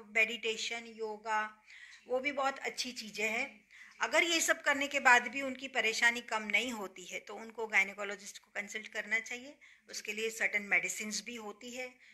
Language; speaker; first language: Hindi; non-native, local second language; Gujarati